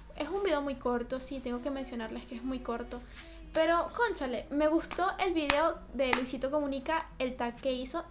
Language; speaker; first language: Spanish; native; Spanish